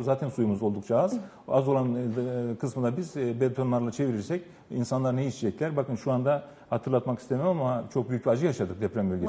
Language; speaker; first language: Turkish; native; Turkish